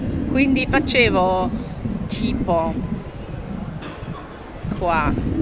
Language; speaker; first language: Italian; non-native, fluent; English